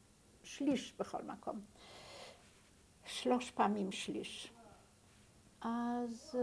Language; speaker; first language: Hebrew; non-native, fluent; Yiddish